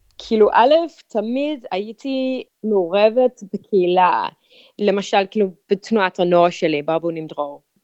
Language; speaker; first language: Hebrew; non-native, fluent; English